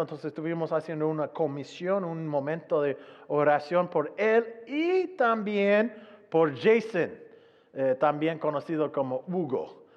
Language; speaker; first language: Spanish; non-native, fluent; English